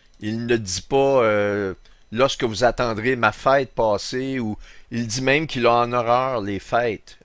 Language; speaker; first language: French; native; French